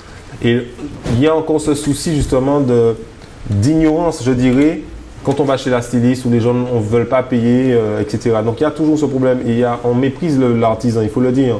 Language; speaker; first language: French; native; French